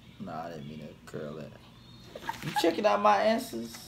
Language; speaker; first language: English; native; English